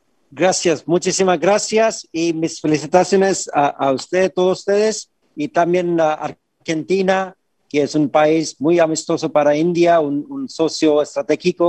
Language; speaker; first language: Spanish; non-native, fluent; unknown